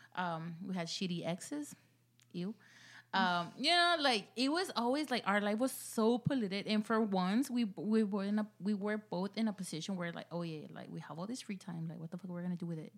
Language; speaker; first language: English; early bilingual, other home language; Spanish